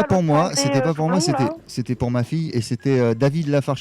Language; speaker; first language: French; native; French